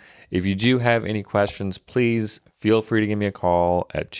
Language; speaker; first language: English; native; English